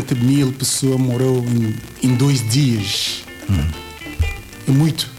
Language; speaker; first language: Portuguese; non-native, learner; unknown